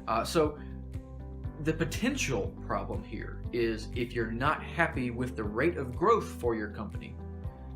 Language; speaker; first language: English; native; English